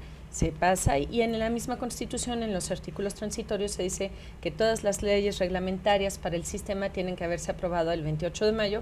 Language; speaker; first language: Spanish; native; Spanish